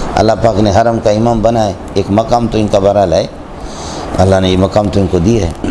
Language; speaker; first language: Urdu; non-native, local second language; Baluchi